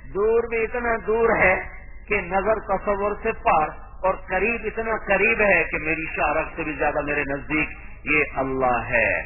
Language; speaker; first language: Urdu; non-native, local second language; Punjabi